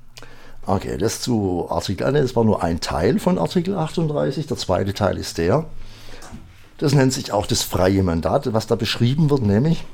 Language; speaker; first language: German; native; German